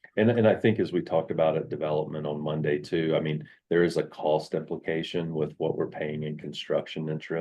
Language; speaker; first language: English; native; English